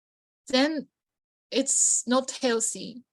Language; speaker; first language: English; non-native, learner; Japanese